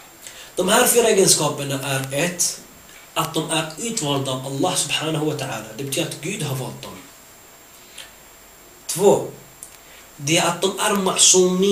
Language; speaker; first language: Swedish; early bilingual, other home language; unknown